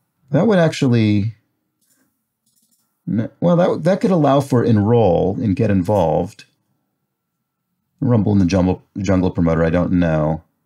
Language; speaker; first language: English; native; English